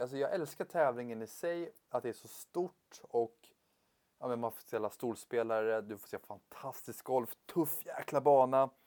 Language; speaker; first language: Swedish; native; Swedish